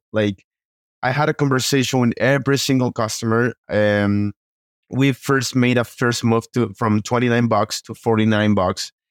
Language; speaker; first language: English; non-native, fluent; Spanish